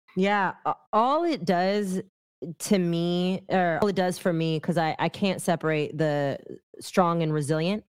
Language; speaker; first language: English; early bilingual, other home language; Arabic